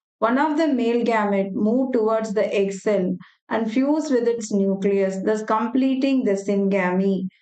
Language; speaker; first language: English; non-native, local second language; Tamil